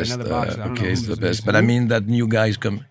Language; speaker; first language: English; non-native, fluent; French